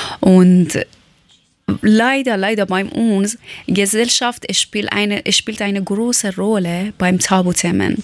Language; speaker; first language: German; non-native, learner; Persian